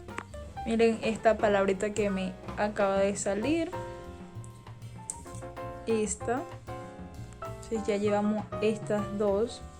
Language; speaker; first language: Spanish; native; Spanish